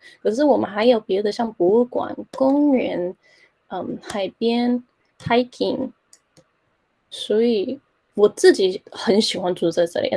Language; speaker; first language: Chinese; early bilingual, heritage; Chinese